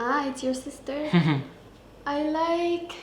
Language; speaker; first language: English; non-native, local second language; Cebuano